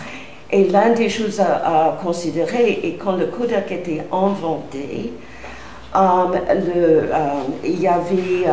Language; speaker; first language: French; non-native, fluent; English